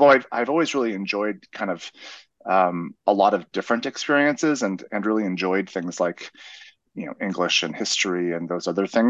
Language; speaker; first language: English; native; English